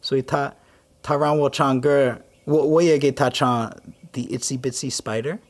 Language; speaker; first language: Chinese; non-native, fluent; English